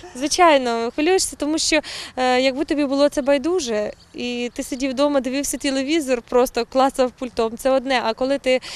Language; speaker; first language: Ukrainian; native; Ukrainian